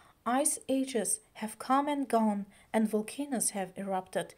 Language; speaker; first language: English; non-native, fluent; Azerbaijani